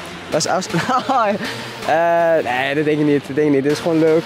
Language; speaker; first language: Dutch; non-native, learner; Swedish